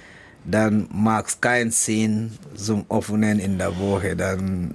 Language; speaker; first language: German; non-native, learner; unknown